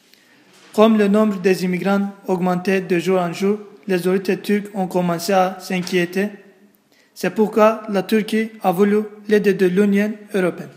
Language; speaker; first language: French; non-native, learner; Turkish